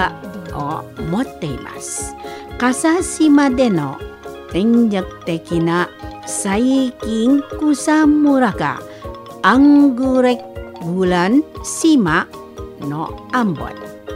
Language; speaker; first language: Japanese; non-native, fluent; Indonesian